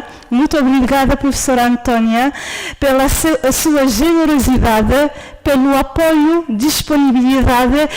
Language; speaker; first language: Portuguese; non-native, fluent; Arabic